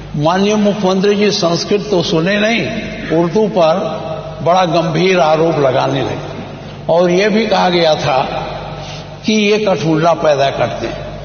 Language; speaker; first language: Hindi; native; Hindi